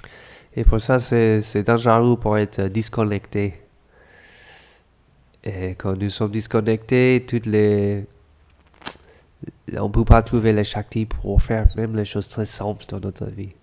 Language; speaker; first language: French; non-native, fluent; English